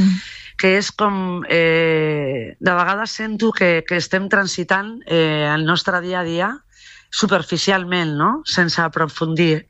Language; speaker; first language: Catalan; non-native, local second language; Spanish